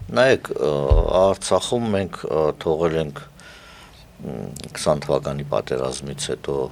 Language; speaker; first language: Armenian; native; Armenian